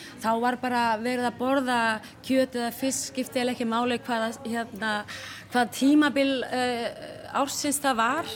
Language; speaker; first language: Icelandic; early bilingual, heritage; Dutch